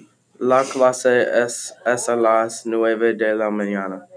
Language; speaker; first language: Spanish; non-native, learner; English